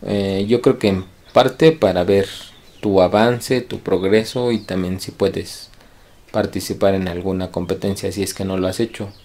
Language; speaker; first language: Spanish; native; Spanish